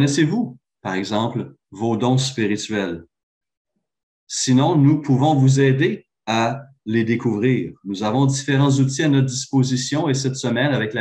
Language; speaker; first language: French; native; French